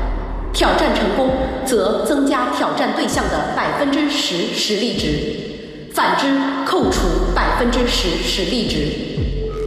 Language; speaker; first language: Chinese; native; Chinese